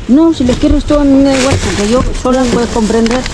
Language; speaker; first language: Spanish; native; Spanish